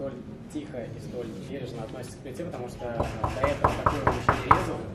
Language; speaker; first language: Russian; native; Russian